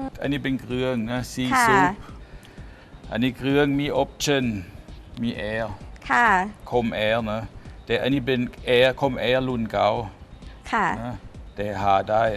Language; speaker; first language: Thai; non-native, fluent; German